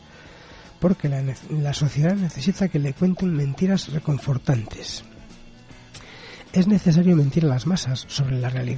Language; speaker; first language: Spanish; native; Spanish